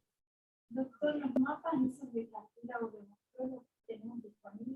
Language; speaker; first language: Spanish; native; Spanish